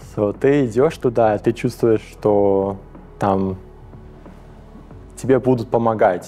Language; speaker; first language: Russian; early bilingual, heritage; English